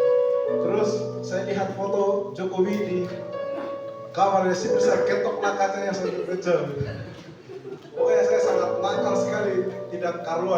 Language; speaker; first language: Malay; non-native, local second language; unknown